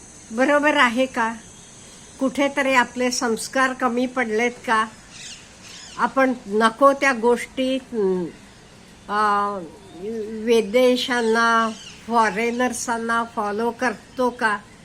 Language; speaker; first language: Marathi; native; Marathi